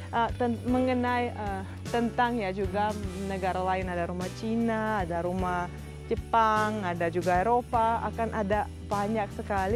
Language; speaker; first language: Indonesian; non-native, fluent; Russian